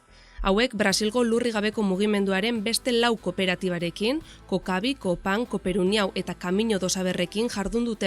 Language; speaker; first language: Basque; native; Basque